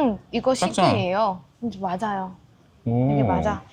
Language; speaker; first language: Korean; non-native, learner; Vietnamese